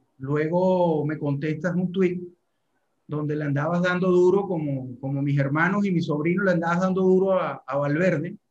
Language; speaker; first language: Spanish; native; Spanish